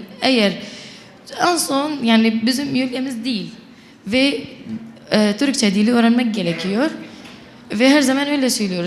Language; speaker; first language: Turkish; non-native, local second language; Arabic